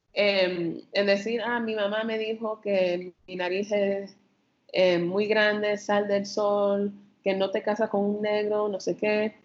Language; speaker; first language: Spanish; early bilingual, heritage; Spanish